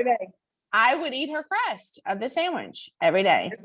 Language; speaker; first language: English; native; English